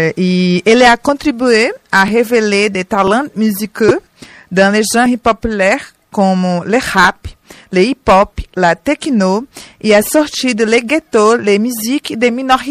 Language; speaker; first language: French; non-native, learner; Portuguese